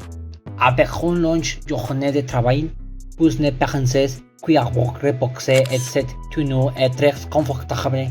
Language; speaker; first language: French; non-native, learner; Spanish